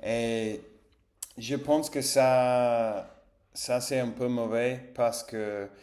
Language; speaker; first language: French; non-native, fluent; Spanish